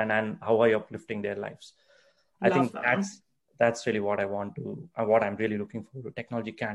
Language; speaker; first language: English; non-native, local second language; Tamil